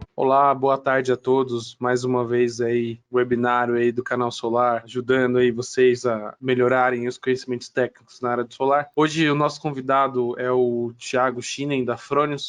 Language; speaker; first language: Portuguese; native; Portuguese